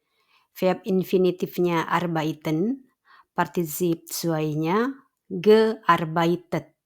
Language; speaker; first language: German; non-native, fluent; Indonesian